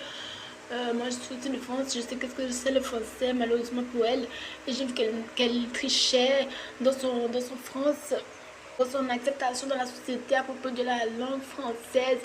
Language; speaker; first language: French; native; French